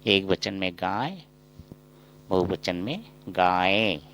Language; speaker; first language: Hindi; non-native, local second language; Assamese